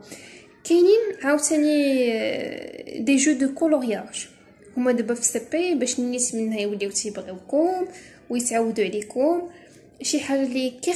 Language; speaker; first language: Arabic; native; Arabic